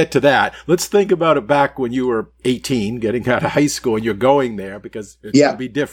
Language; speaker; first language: English; native; English